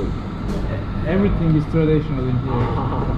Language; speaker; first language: English; non-native, fluent; Turkish